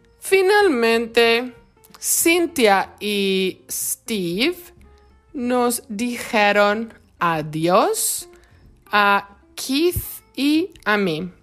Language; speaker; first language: Spanish; non-native, fluent; English